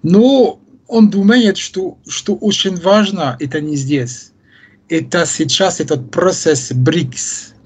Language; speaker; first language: Russian; non-native, fluent; French